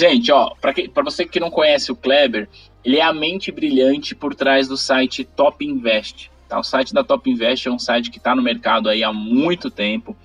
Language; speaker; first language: Portuguese; native; Portuguese